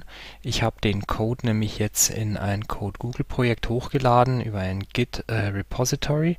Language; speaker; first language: German; native; German